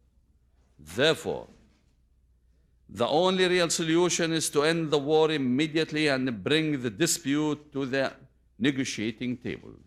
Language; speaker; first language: English; non-native, fluent; Arabic